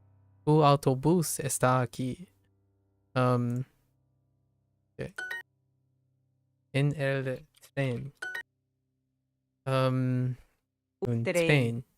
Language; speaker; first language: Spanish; non-native, learner; English